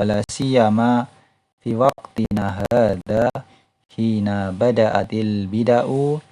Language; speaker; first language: Arabic; non-native, fluent; Indonesian